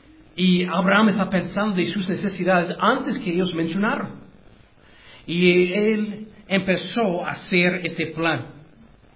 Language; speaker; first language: Spanish; non-native, learner; English